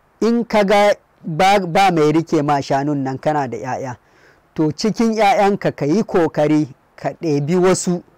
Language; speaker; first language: Hausa; non-native, local second language; Fula